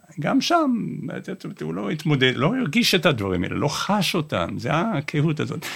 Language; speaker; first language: Hebrew; non-native, fluent; English